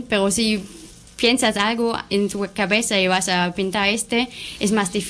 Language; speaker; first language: Spanish; non-native, learner; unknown